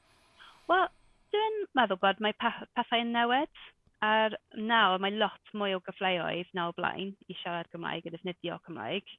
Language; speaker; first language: Welsh; non-native, local second language; English